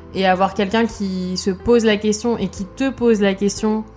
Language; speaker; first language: French; native; French